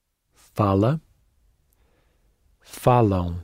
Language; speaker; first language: Portuguese; non-native, learner; English